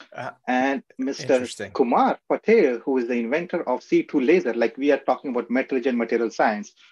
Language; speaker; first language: English; non-native, local second language; Marathi